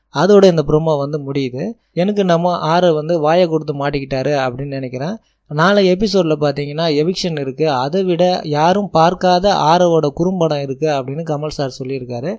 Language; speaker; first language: Tamil; native; Tamil